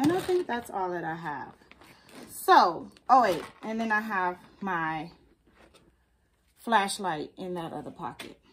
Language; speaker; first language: English; native; English